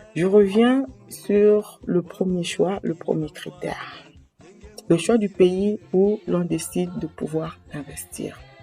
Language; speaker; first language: French; non-native, local second language; Kongo